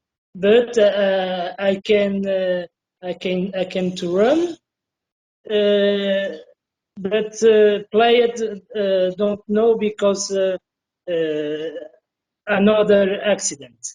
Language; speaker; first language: English; non-native, learner; Portuguese